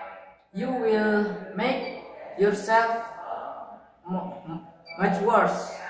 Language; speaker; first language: English; non-native, learner; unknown